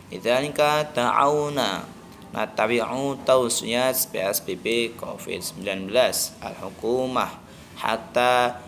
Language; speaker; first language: Arabic; non-native, learner; Indonesian